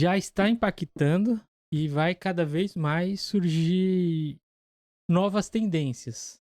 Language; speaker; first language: Portuguese; native; Portuguese